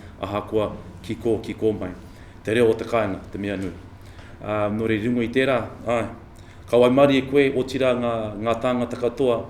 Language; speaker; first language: Māori; non-native, local second language; English